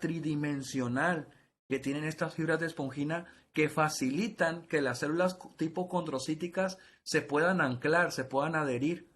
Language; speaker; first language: Spanish; native; Spanish